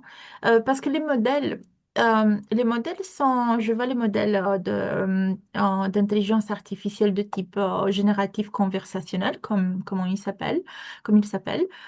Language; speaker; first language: French; non-native, fluent; Romanian